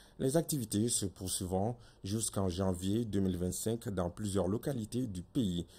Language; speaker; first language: French; non-native, local second language; Bambara